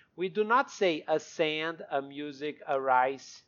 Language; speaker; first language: English; non-native, fluent; Portuguese